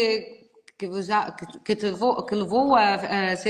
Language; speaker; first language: French; non-native, learner; Portuguese